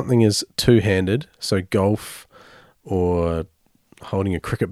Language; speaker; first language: English; native; English